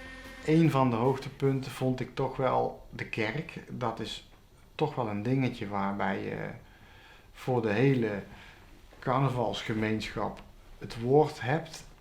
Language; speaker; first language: Dutch; native; Dutch